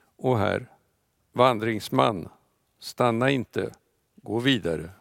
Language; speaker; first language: Swedish; non-native, fluent; Russian